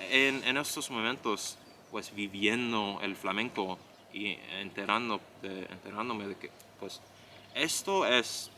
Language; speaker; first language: Spanish; non-native, fluent; English